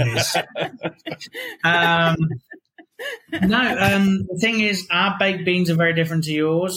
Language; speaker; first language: English; native; English